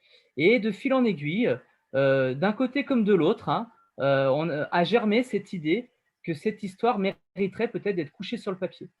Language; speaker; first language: French; native; French